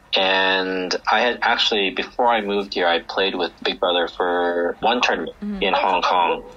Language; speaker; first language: English; native; English